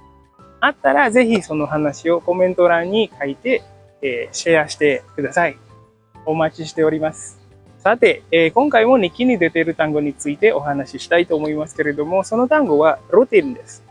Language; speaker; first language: Japanese; non-native, fluent; Indonesian